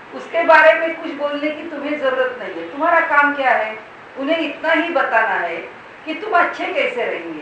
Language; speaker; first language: Hindi; non-native, local second language; Marathi